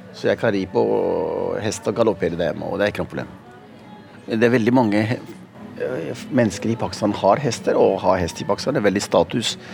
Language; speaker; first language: Norwegian; early bilingual, other home language; Punjabi